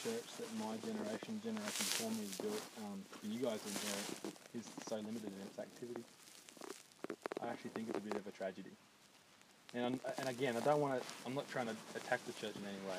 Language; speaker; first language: English; native; English